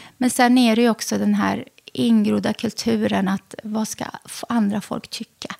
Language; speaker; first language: Swedish; early bilingual, other home language; Arabic